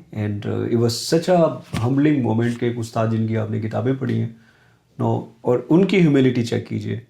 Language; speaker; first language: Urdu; non-native, local second language; Punjabi